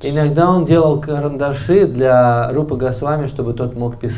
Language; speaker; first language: Russian; native; Russian